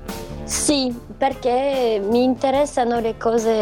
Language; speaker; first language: Italian; non-native, fluent; French